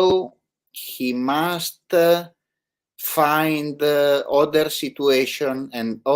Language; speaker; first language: English; non-native, learner; Italian